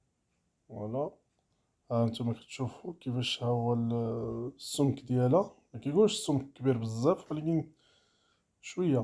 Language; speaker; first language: Arabic; native; Arabic